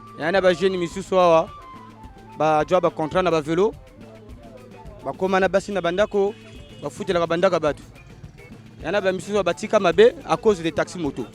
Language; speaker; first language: Lingala; native; Lingala